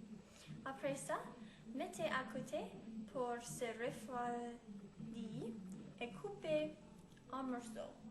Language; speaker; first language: French; non-native, learner; English